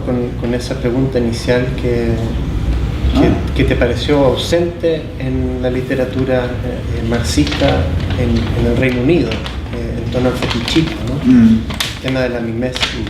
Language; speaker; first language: Spanish; native; Spanish